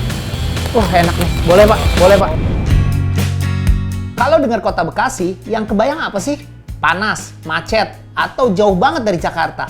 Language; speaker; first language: Indonesian; native; Indonesian